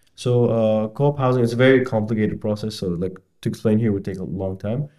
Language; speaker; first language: English; non-native, fluent; Arabic